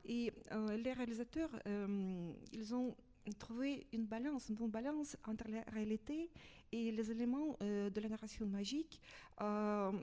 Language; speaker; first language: French; non-native, fluent; Russian